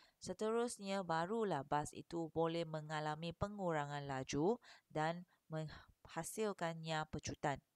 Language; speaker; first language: Malay; non-native, local second language; Chinese